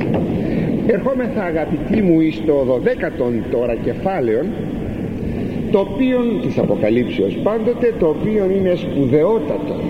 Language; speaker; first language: Greek; native; Greek